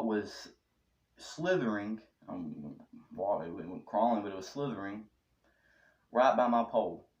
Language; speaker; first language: English; native; English